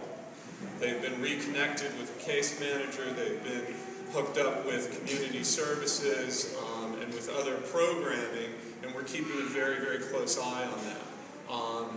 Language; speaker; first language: English; native; English